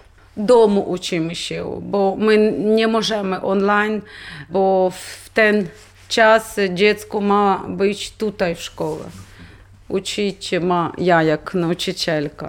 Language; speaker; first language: Polish; non-native, learner; Ukrainian